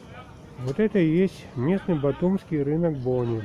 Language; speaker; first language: Russian; native; Russian